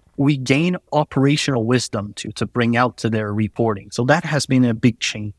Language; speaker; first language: English; non-native, fluent; French